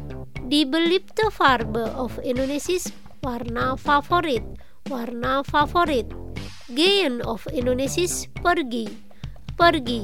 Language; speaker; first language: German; non-native, fluent; Indonesian